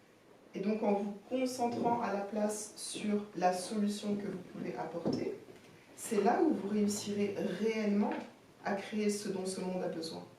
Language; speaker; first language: French; native; French